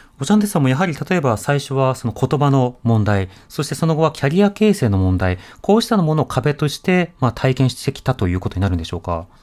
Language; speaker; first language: Japanese; native; Japanese